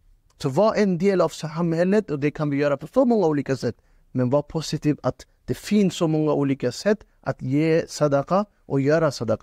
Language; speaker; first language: Swedish; non-native, fluent; Urdu